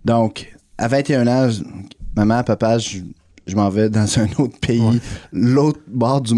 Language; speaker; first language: French; native; French